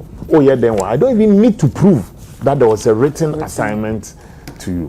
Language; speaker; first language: English; non-native, local second language; Akan